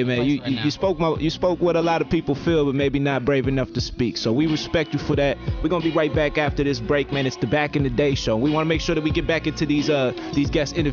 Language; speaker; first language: English; native; English